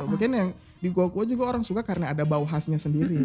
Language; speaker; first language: Indonesian; native; Indonesian